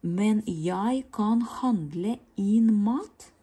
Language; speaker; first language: Norwegian; non-native, fluent; Russian